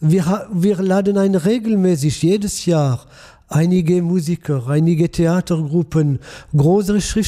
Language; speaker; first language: German; non-native, fluent; French